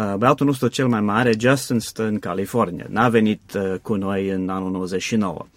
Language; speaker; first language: Romanian; non-native, fluent; English